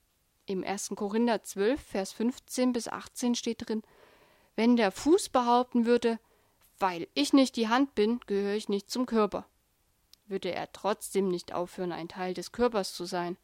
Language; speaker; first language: German; native; German